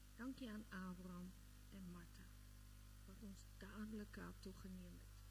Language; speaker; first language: Afrikaans; early bilingual, other home language; Dutch